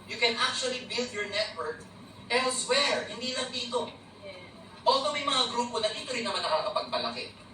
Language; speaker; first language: Filipino; native; Filipino